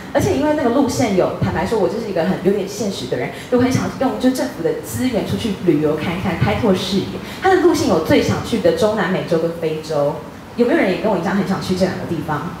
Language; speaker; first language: Chinese; native; Chinese